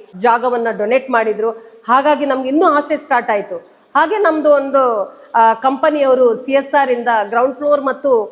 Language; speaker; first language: Kannada; native; Kannada